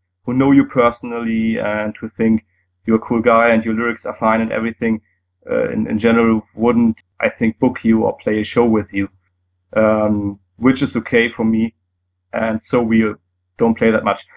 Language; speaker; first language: English; non-native, fluent; German